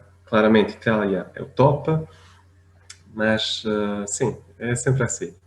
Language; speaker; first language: Portuguese; non-native, fluent; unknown